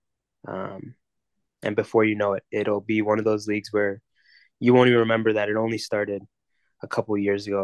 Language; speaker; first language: English; native; English